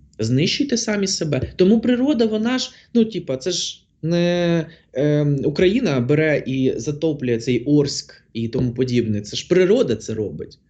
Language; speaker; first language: Ukrainian; non-native, local second language; Russian